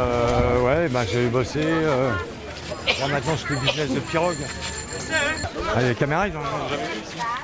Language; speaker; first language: French; native; French